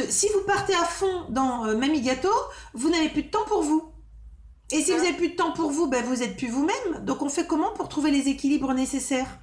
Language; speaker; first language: French; native; French